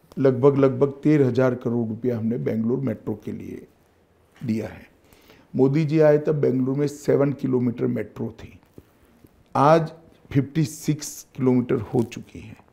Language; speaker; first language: Hindi; non-native, local second language; Gujarati